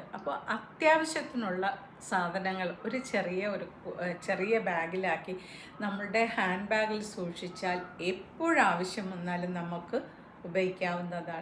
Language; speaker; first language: Malayalam; native; Malayalam